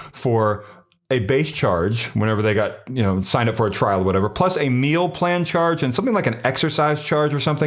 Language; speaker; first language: English; native; English